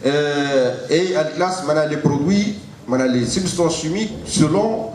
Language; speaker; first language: French; non-native, local second language; Arabic